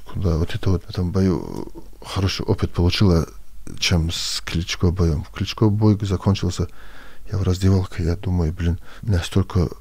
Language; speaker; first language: Russian; non-native, local second language; Avaric